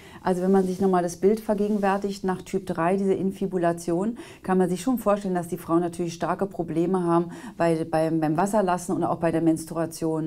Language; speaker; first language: German; native; German